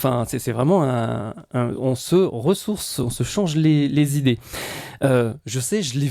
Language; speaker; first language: French; native; French